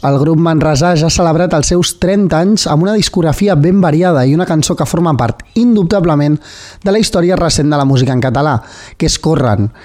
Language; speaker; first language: Catalan; native; Catalan